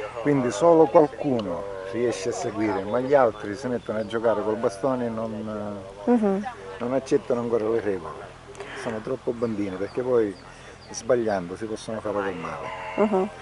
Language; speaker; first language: Italian; native; Italian